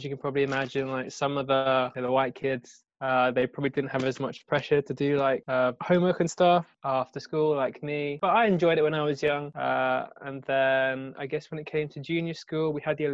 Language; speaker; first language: English; native; English